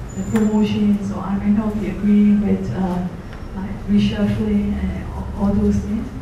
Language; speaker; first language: English; non-native, fluent; Burmese